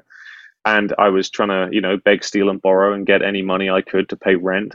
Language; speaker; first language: English; native; English